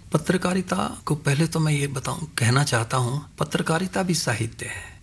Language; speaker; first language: Hindi; non-native, local second language; Punjabi